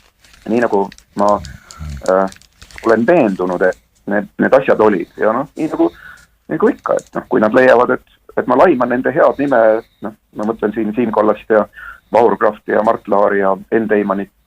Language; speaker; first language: Estonian; native; Estonian